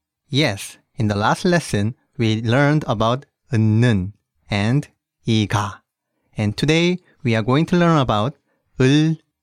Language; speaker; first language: English; early bilingual, other home language; Korean